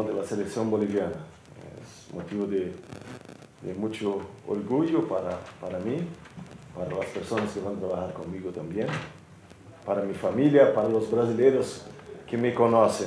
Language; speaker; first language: Spanish; non-native, fluent; Portuguese